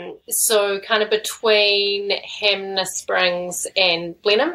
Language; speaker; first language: English; native; English